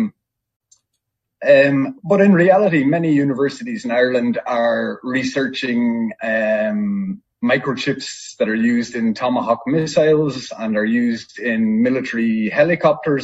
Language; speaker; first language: English; native; English